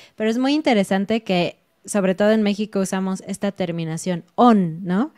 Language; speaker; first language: Spanish; native; Spanish